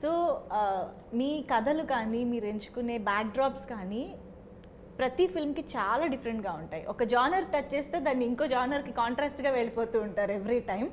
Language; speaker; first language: Telugu; native; Telugu